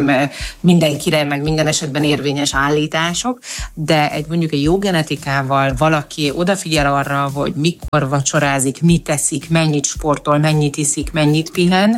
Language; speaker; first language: Hungarian; native; Hungarian